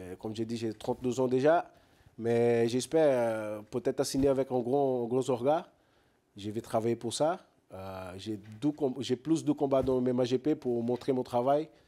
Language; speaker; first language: French; non-native, learner; Portuguese